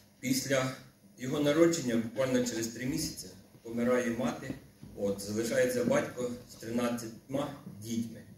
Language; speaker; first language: Ukrainian; native; Ukrainian